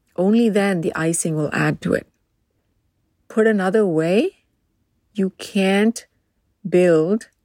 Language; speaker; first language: English; non-native, local second language; Tamil